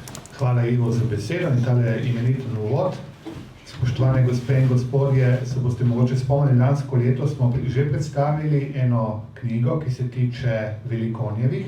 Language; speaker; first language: Slovenian; native; Slovenian